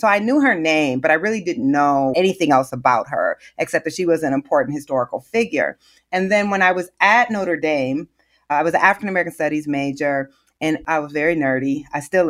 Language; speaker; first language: English; native; English